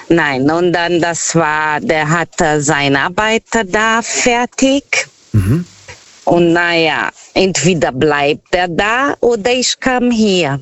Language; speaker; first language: German; non-native, fluent; Portuguese